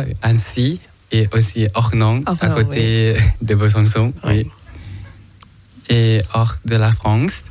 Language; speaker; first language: French; non-native, learner; Thai